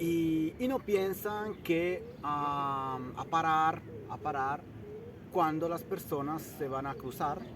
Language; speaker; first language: Spanish; early bilingual, heritage; Italian